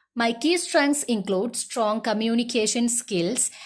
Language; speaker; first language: English; non-native, local second language; Malayalam